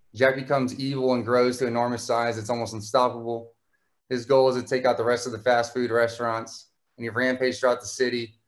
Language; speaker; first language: English; native; English